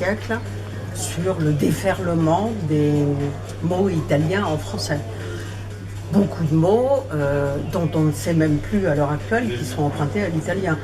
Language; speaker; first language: French; native; French